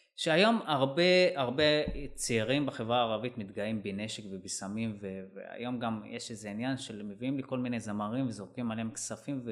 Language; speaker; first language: Hebrew; non-native, local second language; Arabic